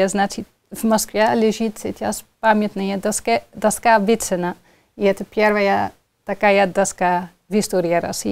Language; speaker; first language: Russian; non-native, fluent; Dutch